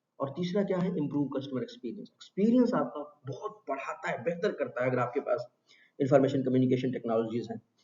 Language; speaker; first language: Urdu; non-native, local second language; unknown